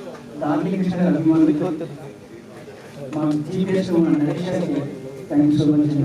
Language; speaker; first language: Telugu; native; Telugu